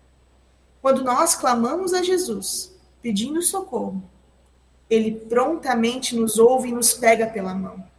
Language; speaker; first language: Portuguese; native; Portuguese